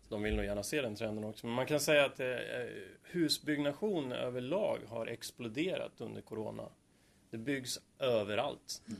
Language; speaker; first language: Swedish; native; Swedish